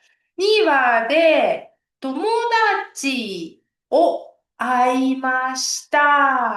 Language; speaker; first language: Japanese; non-native, learner; Uzbek